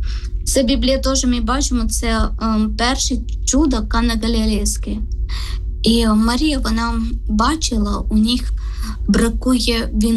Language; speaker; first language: Ukrainian; non-native, learner; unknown